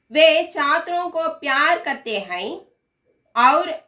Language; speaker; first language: Hindi; non-native, local second language; Tamil